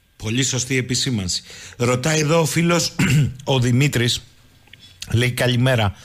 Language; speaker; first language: Greek; native; Greek